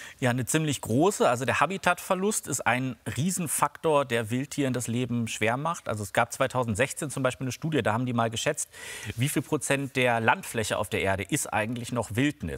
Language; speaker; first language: German; native; German